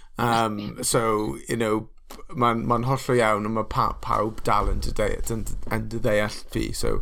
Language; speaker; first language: Welsh; non-native, local second language; English